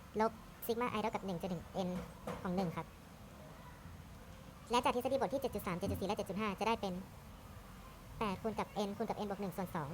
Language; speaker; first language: Thai; native; Thai